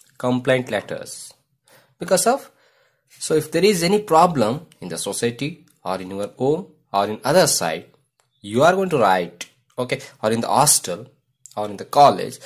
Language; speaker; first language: English; non-native, local second language; Kannada